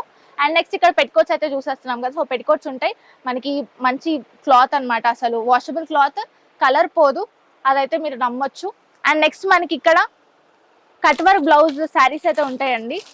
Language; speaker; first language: Telugu; native; Telugu